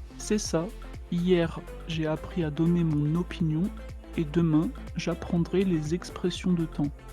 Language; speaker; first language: French; native; French